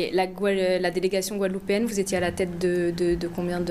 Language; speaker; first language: French; native; French